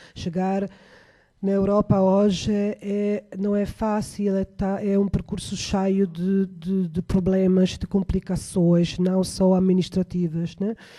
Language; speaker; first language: Portuguese; non-native, fluent; Italian